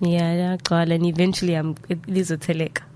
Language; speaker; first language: English; non-native, local second language; Zulu